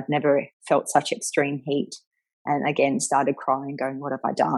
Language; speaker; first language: English; native; English